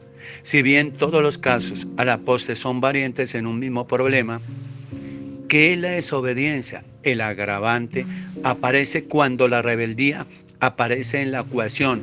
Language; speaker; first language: Spanish; native; Spanish